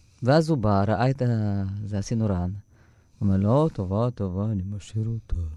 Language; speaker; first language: Hebrew; non-native, fluent; Russian